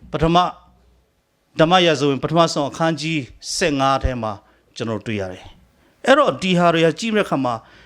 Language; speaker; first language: Burmese; non-native, local second language; Hakha Chin